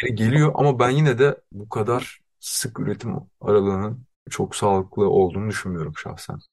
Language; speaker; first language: Turkish; native; Turkish